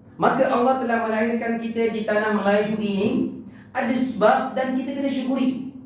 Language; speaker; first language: Malay; native; Malay